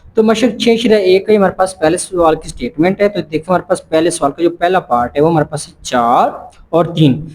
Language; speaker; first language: Urdu; non-native, local second language; Punjabi